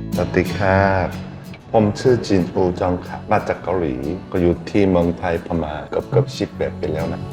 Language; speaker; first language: Thai; non-native, learner; Korean